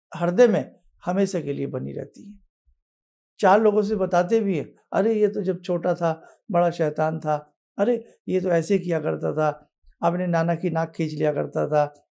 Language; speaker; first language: Hindi; native; Hindi